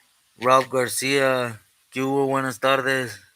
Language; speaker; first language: Spanish; early bilingual, heritage; Spanish